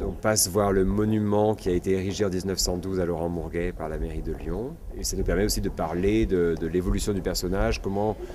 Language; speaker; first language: French; native; French